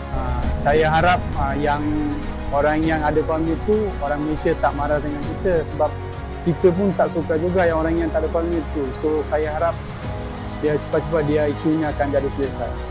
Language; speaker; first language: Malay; non-native, fluent; Bangla